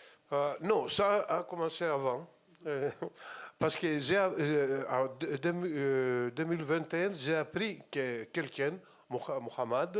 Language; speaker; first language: French; non-native, fluent; Greek